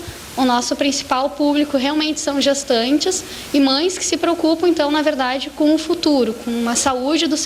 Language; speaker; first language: Portuguese; native; Portuguese